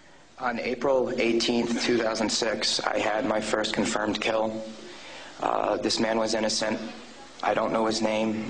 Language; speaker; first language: English; native; English